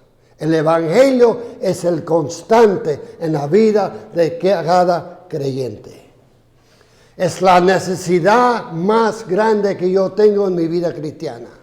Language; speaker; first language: Spanish; non-native, fluent; English